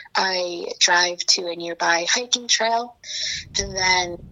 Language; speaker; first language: English; early bilingual, other home language; Chinese